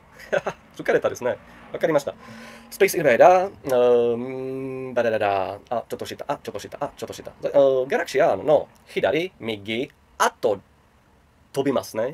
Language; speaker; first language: Japanese; non-native, learner; Czech